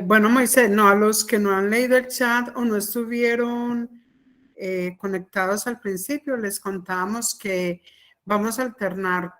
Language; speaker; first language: Spanish; native; Spanish